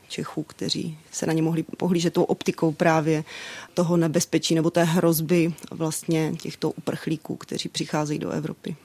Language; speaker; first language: Czech; native; Czech